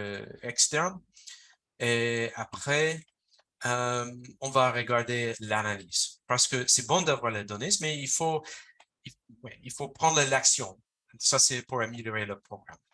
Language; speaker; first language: French; non-native, fluent; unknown